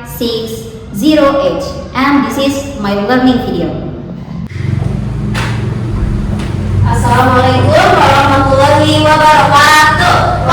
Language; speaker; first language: English; non-native, learner; Indonesian